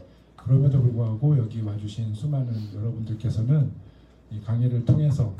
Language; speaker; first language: Korean; native; Korean